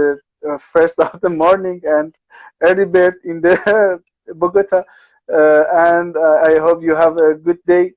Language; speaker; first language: English; non-native, learner; Persian